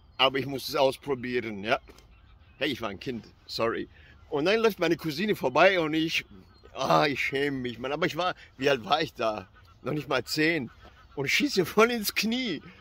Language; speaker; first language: German; early bilingual, other home language; Albanian